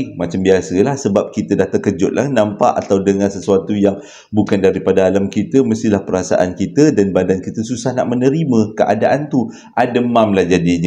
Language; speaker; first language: Malay; native; Malay